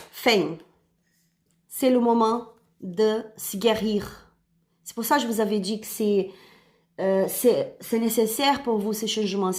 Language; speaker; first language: French; non-native, learner; Spanish